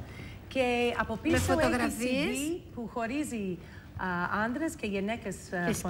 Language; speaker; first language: Greek; non-native, fluent; English